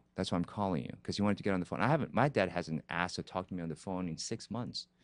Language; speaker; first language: English; non-native, fluent; Korean